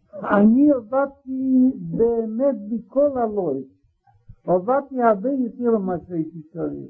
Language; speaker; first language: Hebrew; non-native, learner; Russian